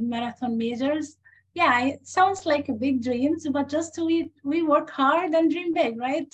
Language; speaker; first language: English; non-native, fluent; Arabic